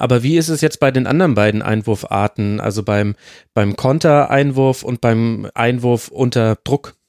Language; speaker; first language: German; native; German